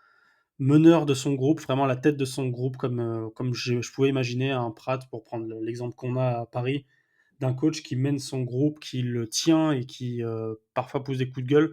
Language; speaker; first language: French; native; French